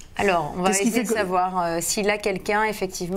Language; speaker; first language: French; native; French